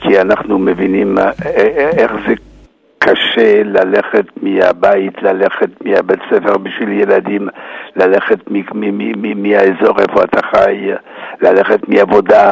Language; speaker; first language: Hebrew; non-native, fluent; English